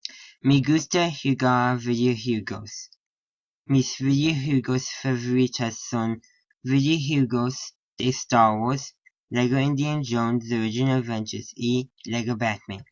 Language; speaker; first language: Spanish; non-native, learner; English